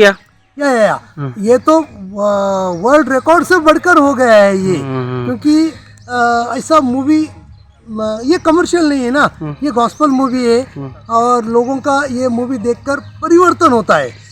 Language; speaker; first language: Hindi; non-native, local second language; Marathi